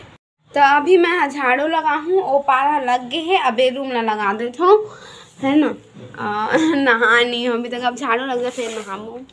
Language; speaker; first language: Hindi; non-native, local second language; Chhattisgarhi